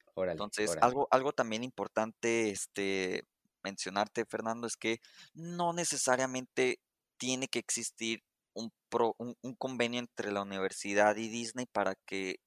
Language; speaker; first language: Spanish; native; Spanish